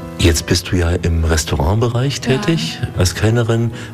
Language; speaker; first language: German; native; German